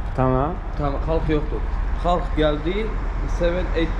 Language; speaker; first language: Turkish; non-native, learner; Armenian